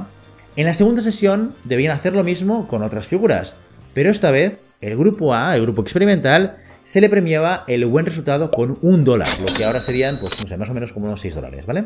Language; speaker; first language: Spanish; native; Spanish